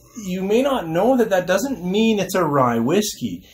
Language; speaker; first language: English; native; English